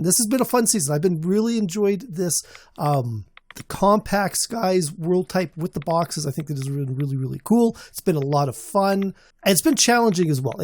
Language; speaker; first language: English; native; English